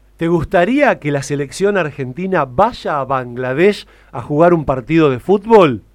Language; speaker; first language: Spanish; native; Spanish